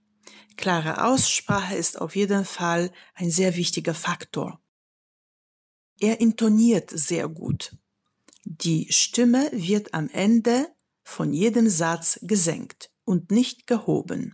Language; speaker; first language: German; non-native, fluent; Polish